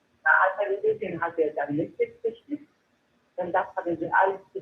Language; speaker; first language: German; non-native, learner; Korean